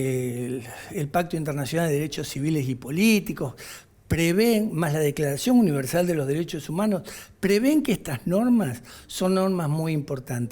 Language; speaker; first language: Spanish; native; Spanish